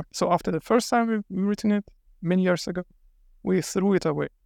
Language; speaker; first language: English; non-native, fluent; Lithuanian